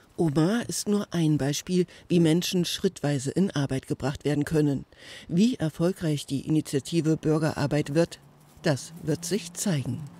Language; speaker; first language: German; native; German